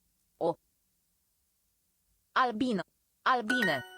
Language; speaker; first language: Romanian; non-native, learner; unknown